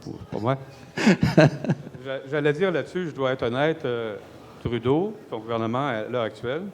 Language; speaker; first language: French; native; French